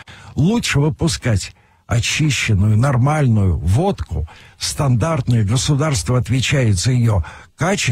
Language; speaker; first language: Russian; native; Russian